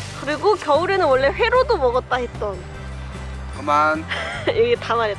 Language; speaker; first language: Korean; native; Korean